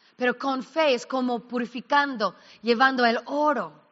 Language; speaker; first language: Spanish; non-native, fluent; English